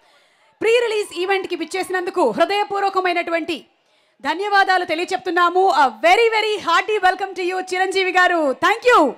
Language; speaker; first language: Telugu; native; Telugu